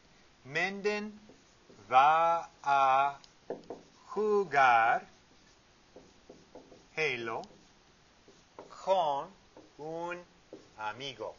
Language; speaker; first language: Spanish; non-native, fluent; English